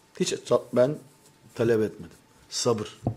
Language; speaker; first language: Turkish; native; Turkish